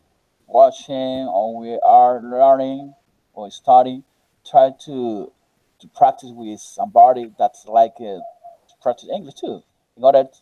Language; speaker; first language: English; non-native, learner; Spanish